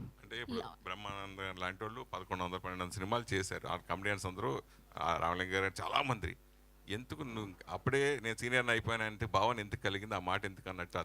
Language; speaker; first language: Telugu; native; Telugu